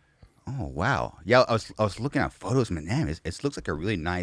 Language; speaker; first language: English; native; English